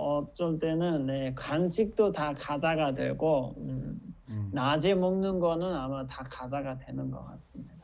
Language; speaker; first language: Korean; non-native, fluent; Nepali